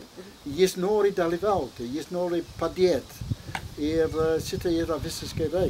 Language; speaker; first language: Lithuanian; non-native, learner; English